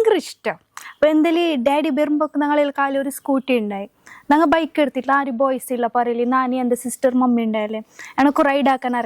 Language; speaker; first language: Malayalam; non-native, local second language; Hindi